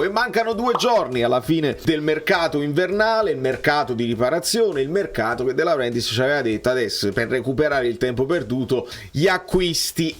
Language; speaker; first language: Italian; native; Italian